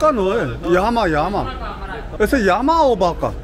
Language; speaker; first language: Spanish; non-native, learner; Korean